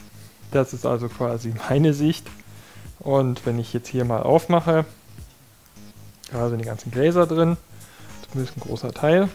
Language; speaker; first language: German; native; German